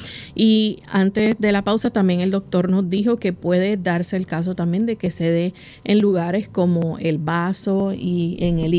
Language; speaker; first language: Spanish; native; Spanish